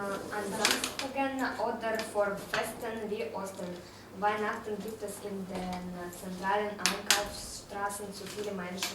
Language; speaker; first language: German; non-native, learner; Russian